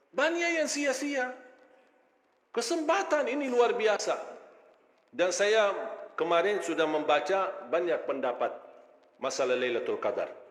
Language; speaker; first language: Malay; non-native, fluent; Arabic